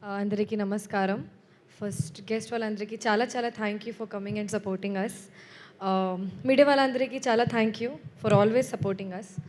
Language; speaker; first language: Telugu; non-native, learner; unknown